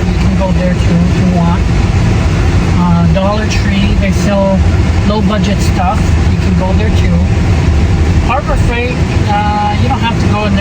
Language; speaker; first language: English; early bilingual, other home language; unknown